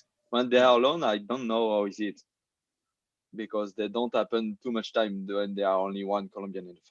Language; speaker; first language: English; non-native, learner; French